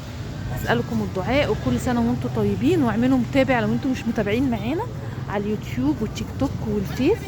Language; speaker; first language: Arabic; native; Arabic